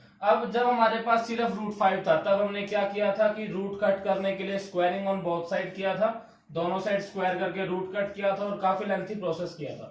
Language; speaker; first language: Hindi; native; Hindi